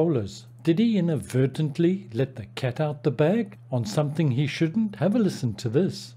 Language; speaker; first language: English; native; English